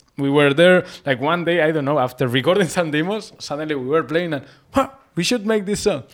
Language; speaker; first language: English; non-native, fluent; Basque